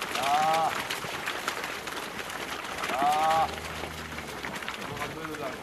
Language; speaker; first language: French; native; French